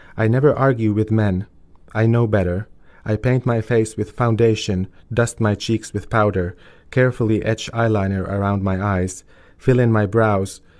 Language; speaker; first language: English; early bilingual, other home language; Albanian